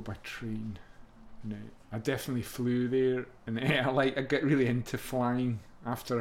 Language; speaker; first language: English; native; English